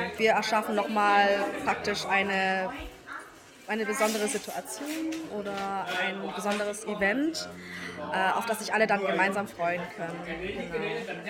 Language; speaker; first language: German; early bilingual, other home language; Vietnamese